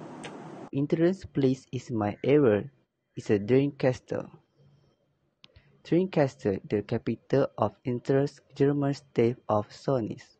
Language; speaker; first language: English; non-native, learner; Malay